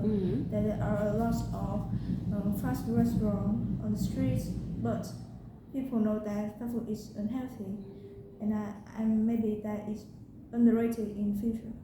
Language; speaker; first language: English; non-native, learner; Vietnamese